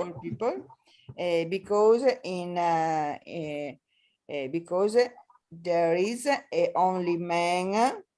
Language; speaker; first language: English; non-native, learner; Italian